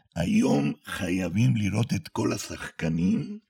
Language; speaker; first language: Hebrew; non-native, fluent; Spanish